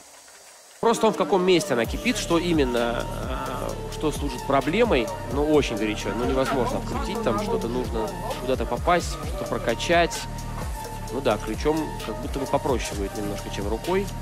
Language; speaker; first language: Russian; native; Russian